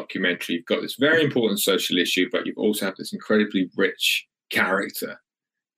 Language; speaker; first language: English; native; English